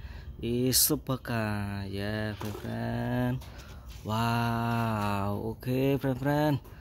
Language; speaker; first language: English; non-native, learner; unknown